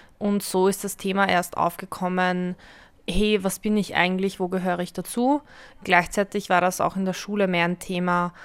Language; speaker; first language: German; early bilingual, other home language; Polish